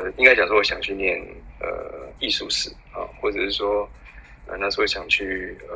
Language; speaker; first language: Chinese; native; Chinese